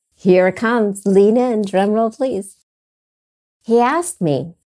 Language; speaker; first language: English; native; English